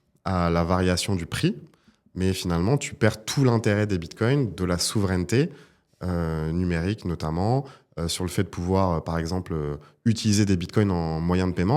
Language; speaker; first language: French; native; French